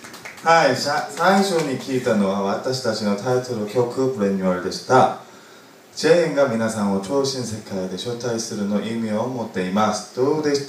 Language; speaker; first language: Japanese; non-native, learner; Korean